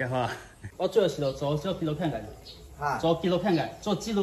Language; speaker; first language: Chinese; non-native, local second language; Min Nan Chinese